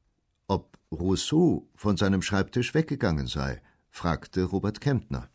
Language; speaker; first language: German; native; German